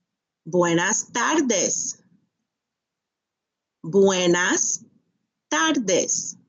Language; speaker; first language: Spanish; non-native, fluent; English